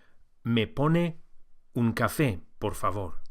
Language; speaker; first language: Spanish; non-native, fluent; English